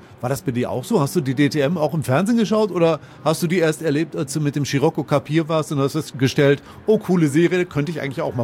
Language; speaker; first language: German; native; German